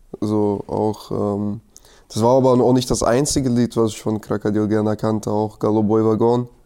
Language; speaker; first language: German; early bilingual, other home language; Russian